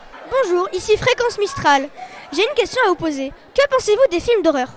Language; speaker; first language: French; native; French